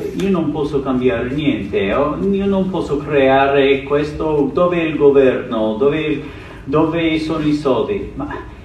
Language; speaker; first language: Italian; non-native, learner; English